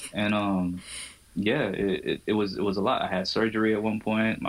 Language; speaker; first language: English; early bilingual, other home language; Somali